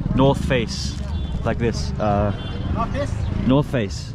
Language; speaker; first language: English; native; English